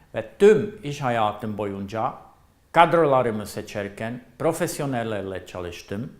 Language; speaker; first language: Turkish; non-native, learner; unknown